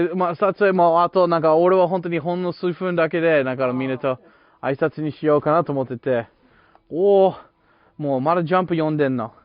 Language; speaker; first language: Japanese; non-native, fluent; English